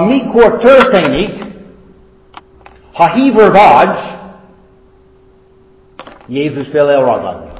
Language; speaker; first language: Hungarian; non-native, fluent; English